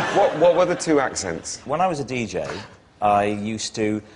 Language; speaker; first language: English; native; English